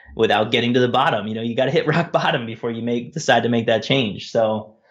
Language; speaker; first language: English; native; English